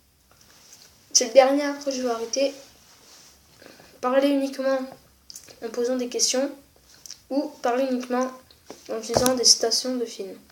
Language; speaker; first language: French; native; French